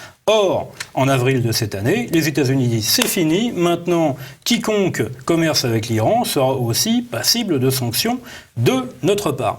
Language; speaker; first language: French; native; French